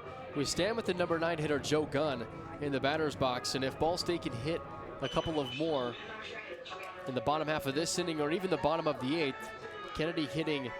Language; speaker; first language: English; native; English